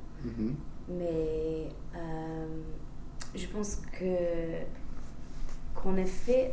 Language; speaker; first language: French; non-native, fluent; English